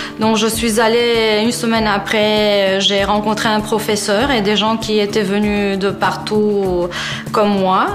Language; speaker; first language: French; non-native, fluent; Romanian